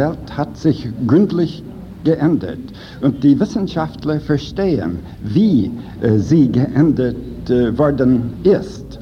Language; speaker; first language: German; non-native, fluent; English